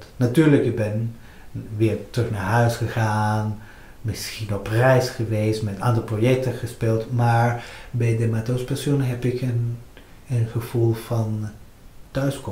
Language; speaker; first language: Dutch; non-native, fluent; Spanish